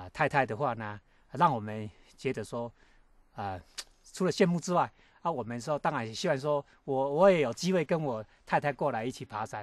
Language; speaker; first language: Chinese; native; Chinese